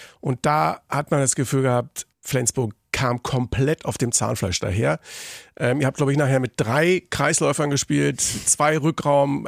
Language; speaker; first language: German; native; German